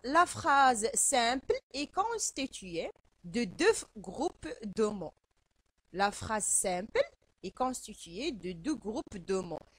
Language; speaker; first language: French; non-native, local second language; Arabic